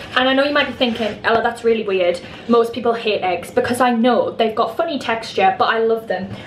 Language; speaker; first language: English; native; English